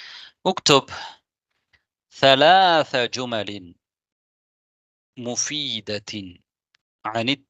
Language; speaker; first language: Arabic; non-native, fluent; Tamil